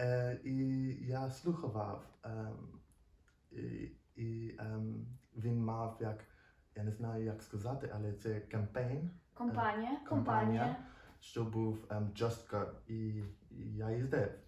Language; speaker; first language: Ukrainian; non-native, learner; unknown